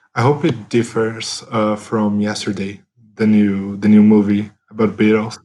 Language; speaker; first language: English; non-native, fluent; Portuguese